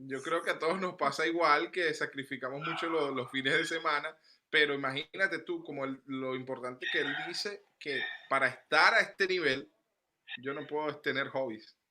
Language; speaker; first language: Spanish; native; Spanish